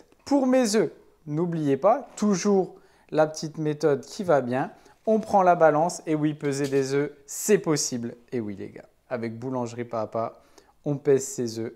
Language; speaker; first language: French; native; French